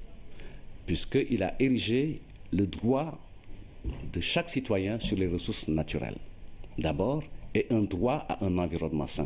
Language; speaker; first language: French; non-native, local second language; Wolof